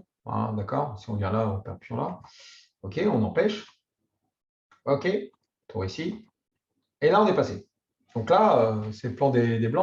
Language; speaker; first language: French; native; French